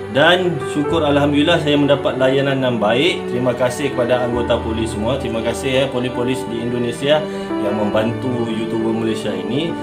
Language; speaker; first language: Malay; native; Malay